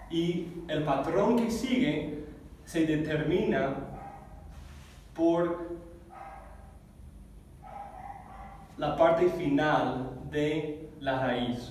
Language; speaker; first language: Spanish; non-native, fluent; English